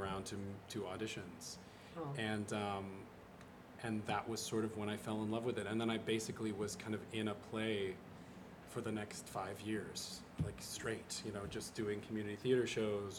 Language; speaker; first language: English; native; English